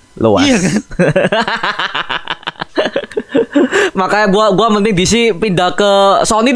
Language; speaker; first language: Indonesian; native; Indonesian